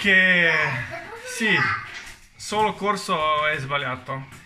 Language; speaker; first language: Italian; non-native, learner; Russian